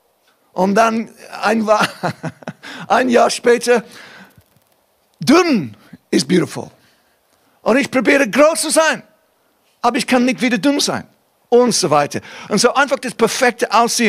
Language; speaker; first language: German; non-native, fluent; English